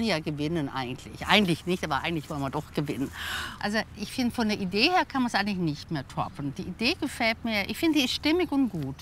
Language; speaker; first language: German; native; German